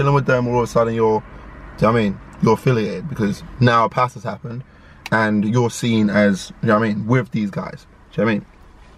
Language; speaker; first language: English; native; English